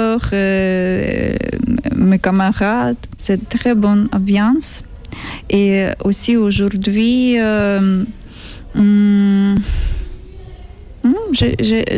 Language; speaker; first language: French; non-native, learner; Ukrainian